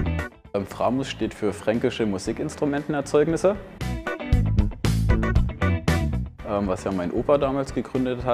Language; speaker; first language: German; native; German